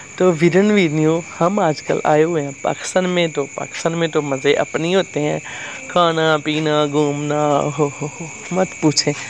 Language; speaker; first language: Urdu; non-native, local second language; Punjabi